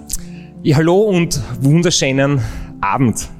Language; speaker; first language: German; native; German